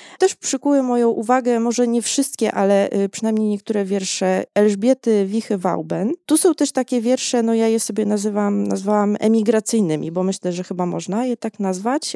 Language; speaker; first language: Polish; native; Polish